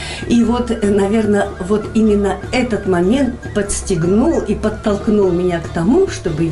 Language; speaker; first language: Russian; native; Russian